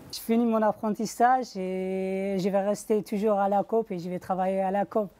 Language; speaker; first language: French; non-native, fluent; Kurdish